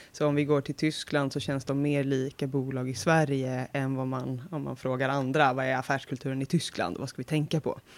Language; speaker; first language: Swedish; native; Swedish